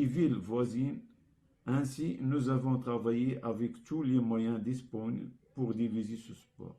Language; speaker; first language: French; non-native, local second language; Arabic